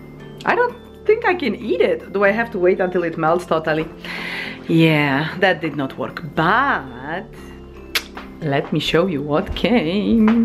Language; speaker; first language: English; non-native, fluent; Polish